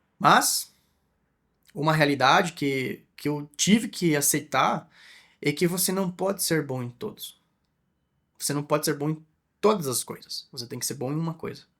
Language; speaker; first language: Portuguese; non-native, fluent; Spanish